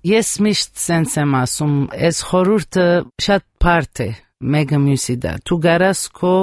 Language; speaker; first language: Armenian; early bilingual, heritage; Armenian